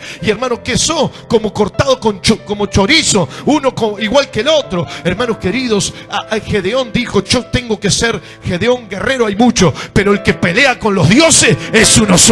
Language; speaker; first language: Spanish; native; Spanish